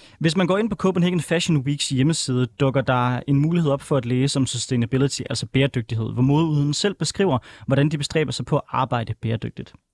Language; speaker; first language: Danish; native; Danish